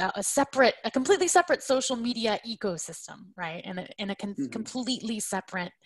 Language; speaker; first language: English; native; English